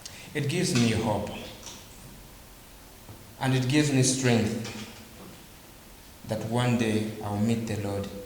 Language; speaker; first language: English; non-native, local second language; Bemba